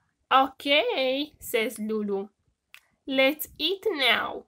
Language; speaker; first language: English; non-native, fluent; Romanian